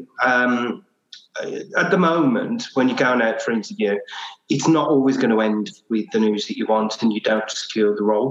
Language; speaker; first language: English; native; English